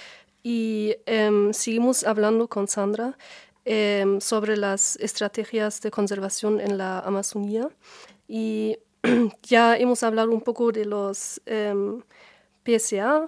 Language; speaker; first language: Spanish; non-native, learner; German